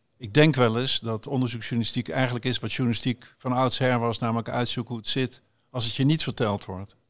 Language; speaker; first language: Dutch; native; Dutch